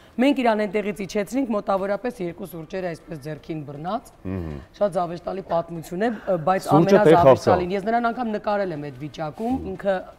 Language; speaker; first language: Armenian; native; Armenian